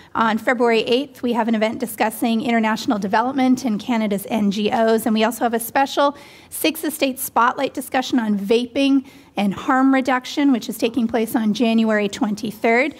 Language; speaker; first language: English; native; English